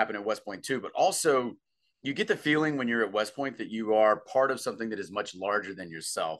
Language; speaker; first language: English; native; English